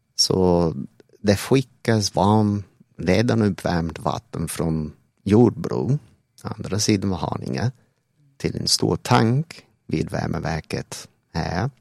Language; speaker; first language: Swedish; non-native, fluent; English